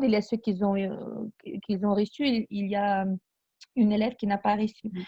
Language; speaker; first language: French; non-native, fluent; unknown